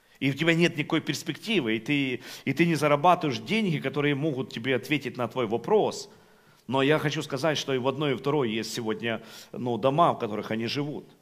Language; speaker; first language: Russian; non-native, local second language; Ukrainian